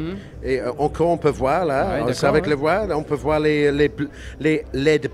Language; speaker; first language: French; non-native, learner; English